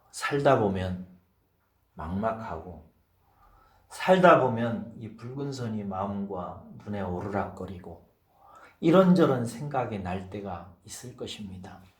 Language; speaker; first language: Korean; native; Korean